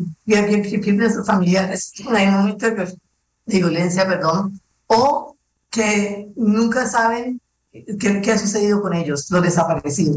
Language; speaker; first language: Spanish; native; Spanish